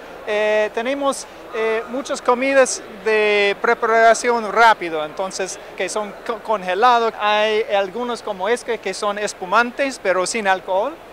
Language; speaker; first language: Spanish; non-native, fluent; English